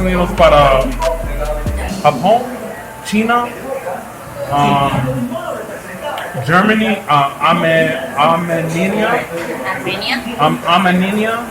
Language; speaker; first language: Spanish; non-native, learner; English